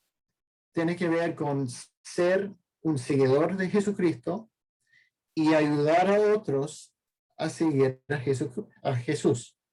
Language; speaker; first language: Spanish; non-native, fluent; English